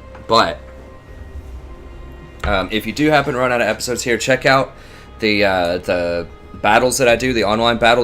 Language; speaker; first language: English; native; English